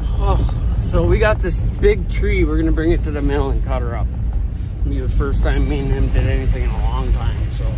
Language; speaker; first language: English; native; English